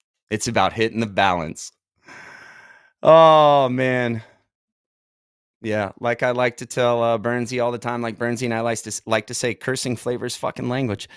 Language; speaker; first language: English; native; English